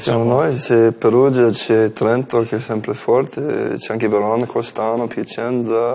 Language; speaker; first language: Italian; non-native, learner; English